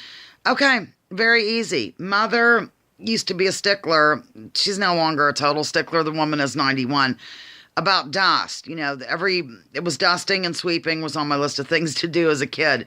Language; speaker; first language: English; native; English